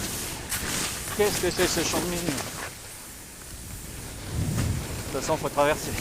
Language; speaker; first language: French; native; French